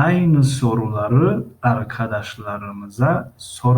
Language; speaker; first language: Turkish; non-native, fluent; Tajik